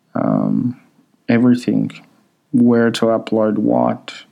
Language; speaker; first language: English; early bilingual, other home language; Swahili